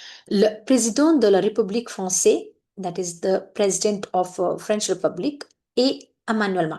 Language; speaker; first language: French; non-native, fluent; Hindi